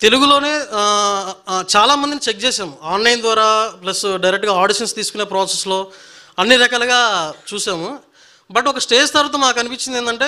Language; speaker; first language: Telugu; native; Telugu